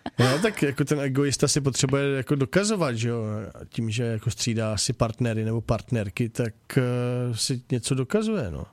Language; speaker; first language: Czech; native; Czech